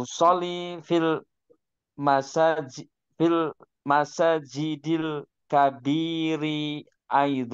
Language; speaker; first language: Arabic; non-native, learner; Indonesian